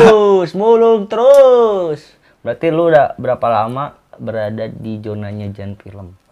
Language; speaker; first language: Indonesian; non-native, local second language; Sundanese